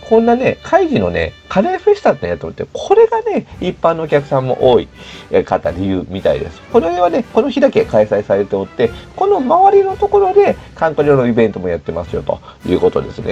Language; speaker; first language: Japanese; native; Japanese